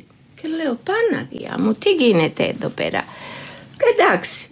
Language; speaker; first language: Greek; non-native, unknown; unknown